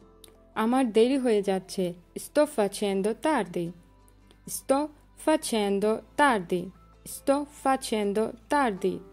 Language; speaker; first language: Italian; non-native, learner; Bangla